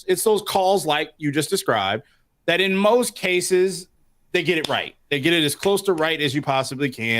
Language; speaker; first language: English; native; English